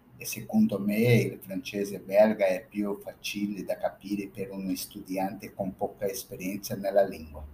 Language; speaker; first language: Italian; non-native, fluent; Portuguese